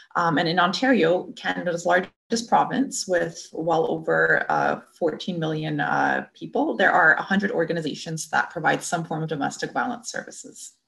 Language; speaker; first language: English; native; English